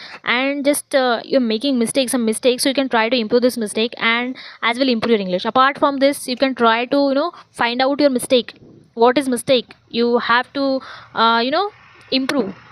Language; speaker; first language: English; non-native, learner; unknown